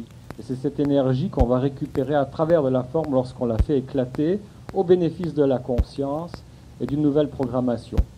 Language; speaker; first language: French; native; French